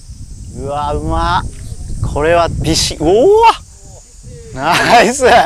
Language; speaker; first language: Japanese; native; Japanese